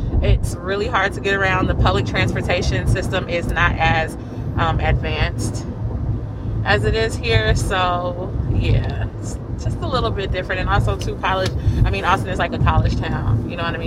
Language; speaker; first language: English; native; English